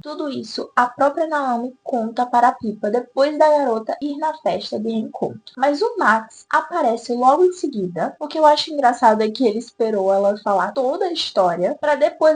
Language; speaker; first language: Portuguese; native; Portuguese